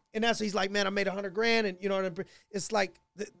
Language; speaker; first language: English; native; English